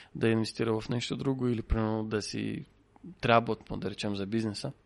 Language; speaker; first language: Bulgarian; non-native, fluent; Russian